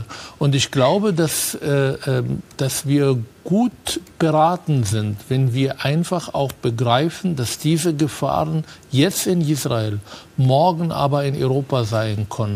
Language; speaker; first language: German; non-native, fluent; Arabic